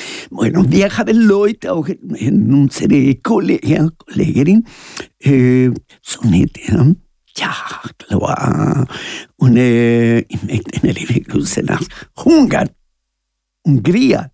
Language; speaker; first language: German; non-native, learner; Spanish